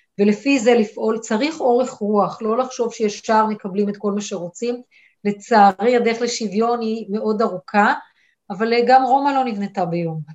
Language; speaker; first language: Hebrew; native; Hebrew